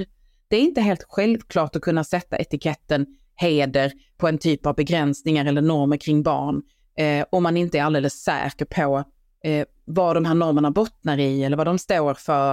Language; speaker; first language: Swedish; native; Swedish